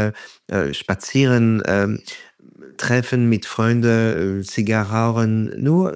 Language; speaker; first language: German; non-native, fluent; French